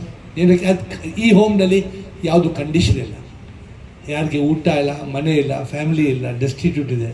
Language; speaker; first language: Kannada; non-native, local second language; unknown